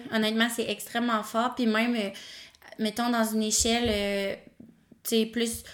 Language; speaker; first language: French; native; French